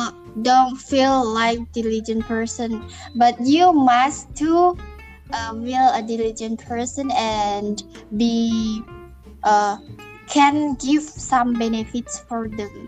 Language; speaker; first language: English; non-native, learner; Indonesian